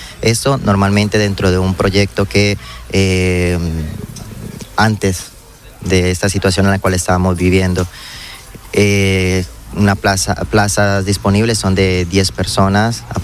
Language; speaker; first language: Spanish; native; Spanish